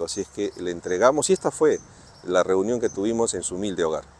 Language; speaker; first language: Spanish; native; Spanish